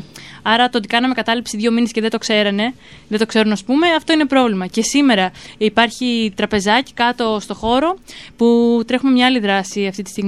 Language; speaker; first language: Greek; native; Greek